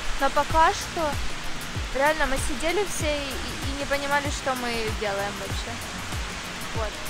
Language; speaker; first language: Russian; native; Russian